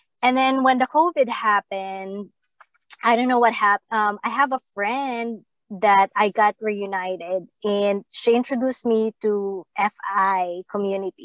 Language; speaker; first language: English; non-native, local second language; Filipino